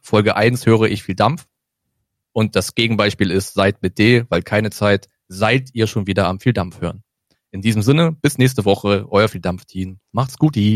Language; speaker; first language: German; native; German